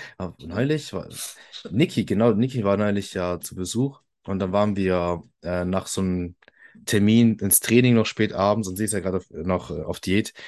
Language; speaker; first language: German; early bilingual, other home language; Italian